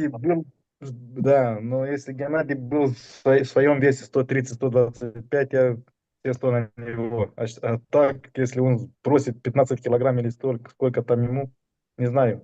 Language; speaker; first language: Russian; non-native, fluent; Romanian